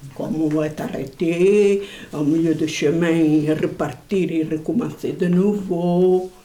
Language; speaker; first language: French; non-native, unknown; Portuguese